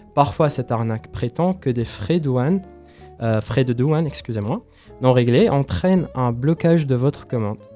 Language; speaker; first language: French; non-native, local second language; Arabic